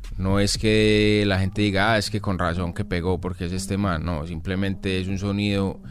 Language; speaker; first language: Spanish; native; Spanish